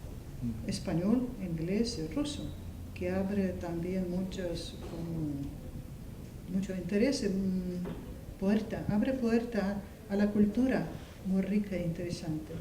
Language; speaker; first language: Spanish; non-native, fluent; Russian